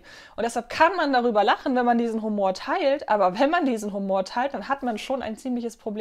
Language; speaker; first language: German; native; German